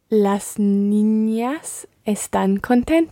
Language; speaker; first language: Spanish; non-native, learner; English